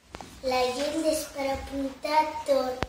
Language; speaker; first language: Catalan; non-native, local second language; Spanish